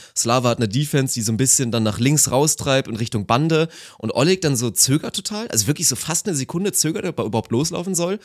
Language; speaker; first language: German; native; German